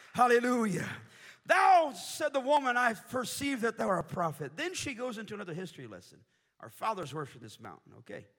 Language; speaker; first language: English; early bilingual, other home language; Portuguese